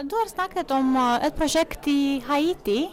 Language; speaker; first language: Norwegian; non-native, fluent; Romanian